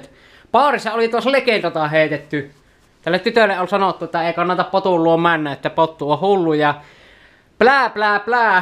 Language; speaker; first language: Finnish; native; Finnish